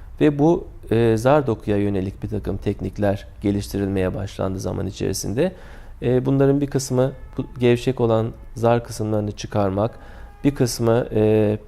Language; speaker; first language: Turkish; native; Turkish